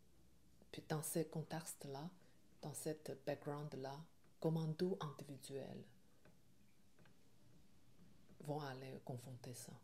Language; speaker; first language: French; non-native, learner; Chinese